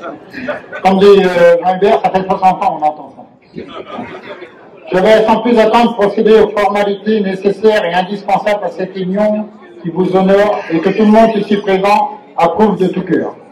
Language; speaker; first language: French; native; French